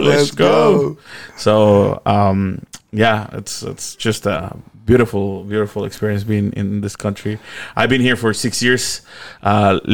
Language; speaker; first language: English; non-native, fluent; Spanish